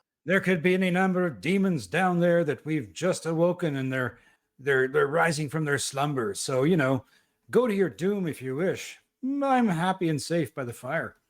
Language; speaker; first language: English; native; English